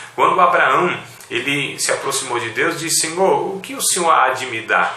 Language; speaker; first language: Portuguese; native; Portuguese